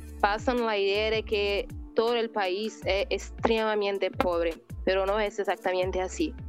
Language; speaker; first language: Spanish; non-native, learner; Portuguese